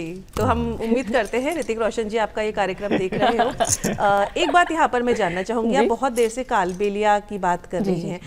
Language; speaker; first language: Hindi; native; Hindi